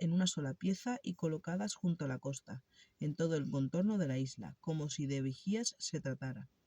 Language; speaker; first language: Spanish; native; Spanish